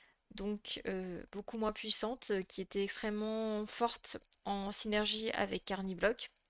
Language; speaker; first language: French; native; French